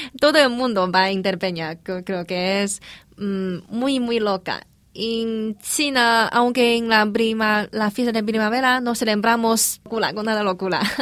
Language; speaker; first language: Spanish; non-native, fluent; Chinese